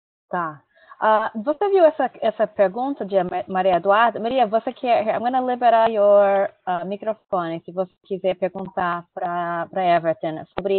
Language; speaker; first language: Portuguese; native; Portuguese